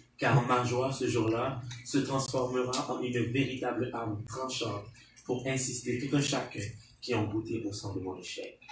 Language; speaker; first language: French; non-native, local second language; Haitian Creole